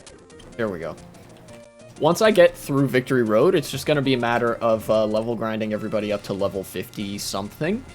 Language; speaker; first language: English; native; English